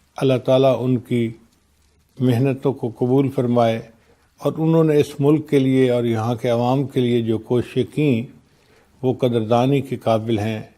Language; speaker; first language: Urdu; non-native, local second language; Punjabi